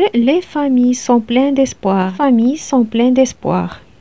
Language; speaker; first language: French; non-native, local second language; Arabic